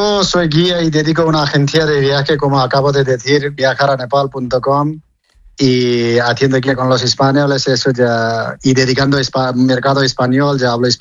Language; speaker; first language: Spanish; non-native, learner; Nepali